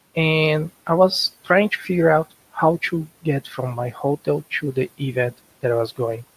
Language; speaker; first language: English; non-native, learner; Portuguese